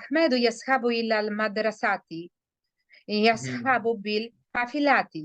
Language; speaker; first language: Arabic; non-native, learner; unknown